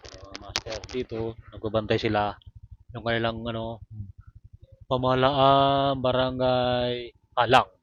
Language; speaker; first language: Filipino; native; Filipino